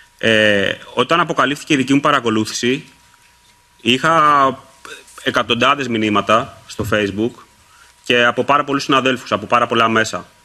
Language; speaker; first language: Greek; native; Greek